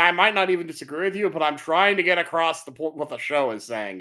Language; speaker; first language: English; native; English